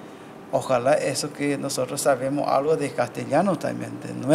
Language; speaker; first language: Spanish; non-native, learner; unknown